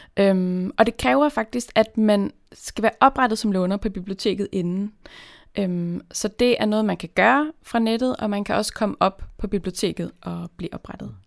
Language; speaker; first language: Danish; native; Danish